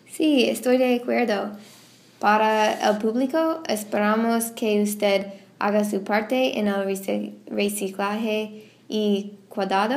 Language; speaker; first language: Spanish; non-native, learner; English